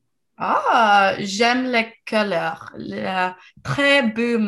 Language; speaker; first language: French; non-native, learner; English